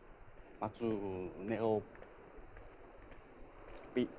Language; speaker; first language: Vietnamese; non-native, learner; Japanese